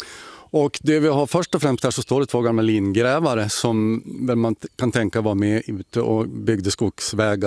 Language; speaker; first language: Swedish; native; Swedish